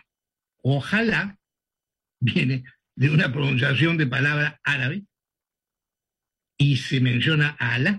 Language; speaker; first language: Spanish; native; Spanish